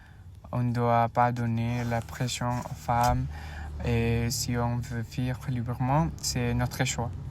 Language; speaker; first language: French; non-native, learner; Indonesian